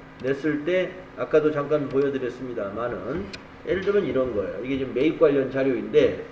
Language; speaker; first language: Korean; native; Korean